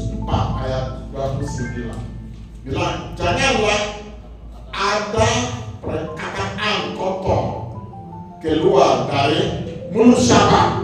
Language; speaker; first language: Indonesian; non-native, fluent; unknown